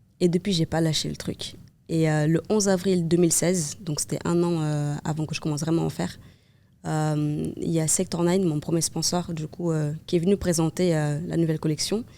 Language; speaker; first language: French; non-native, fluent; Kabuverdianu